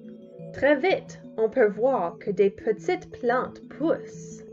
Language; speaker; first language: French; non-native, learner; English